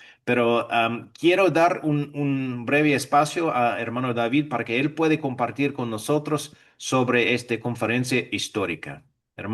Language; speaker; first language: Spanish; non-native, fluent; English